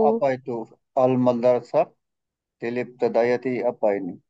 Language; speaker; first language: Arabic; non-native, fluent; Malay